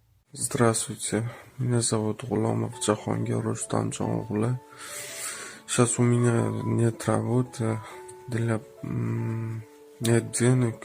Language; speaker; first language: Russian; non-native, learner; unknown